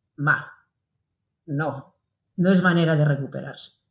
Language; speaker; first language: Spanish; native; Spanish